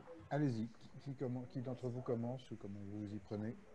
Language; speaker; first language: French; native; French